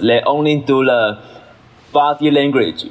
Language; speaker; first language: English; non-native, learner; Chinese